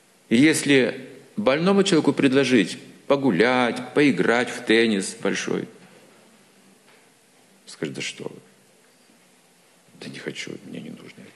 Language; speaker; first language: Russian; native; Russian